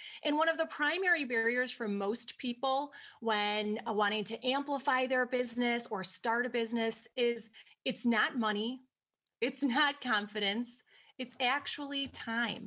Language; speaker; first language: English; native; English